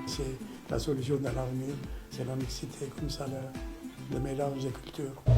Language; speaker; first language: French; non-native, fluent; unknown